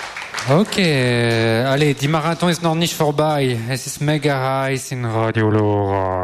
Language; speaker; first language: German; non-native, local second language; French